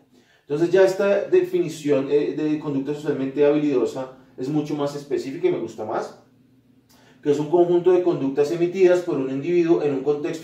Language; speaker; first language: Spanish; native; Spanish